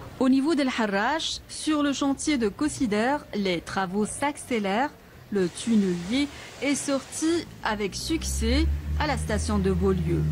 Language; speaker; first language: French; non-native, local second language; Arabic